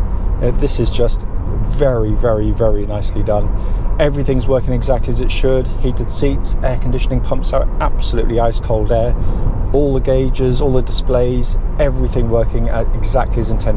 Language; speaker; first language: English; native; English